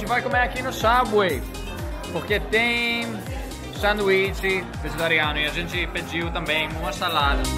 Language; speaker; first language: Portuguese; non-native, fluent; Greek